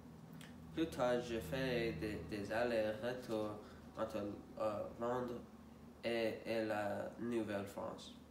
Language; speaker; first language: French; non-native, learner; English